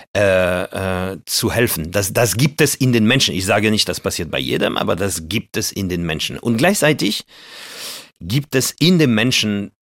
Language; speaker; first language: German; non-native, fluent; French